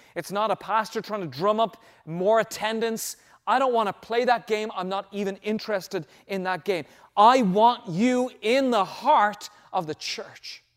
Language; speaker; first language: English; native; English